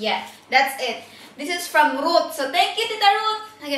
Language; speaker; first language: English; non-native, learner; Filipino